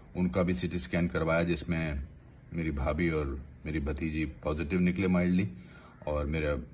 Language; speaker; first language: Hindi; native; Hindi